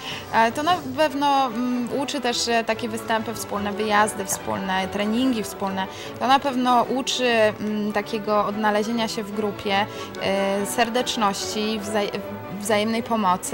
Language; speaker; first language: Polish; native; Polish